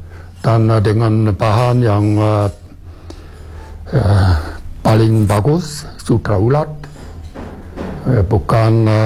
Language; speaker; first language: Indonesian; non-native, fluent; German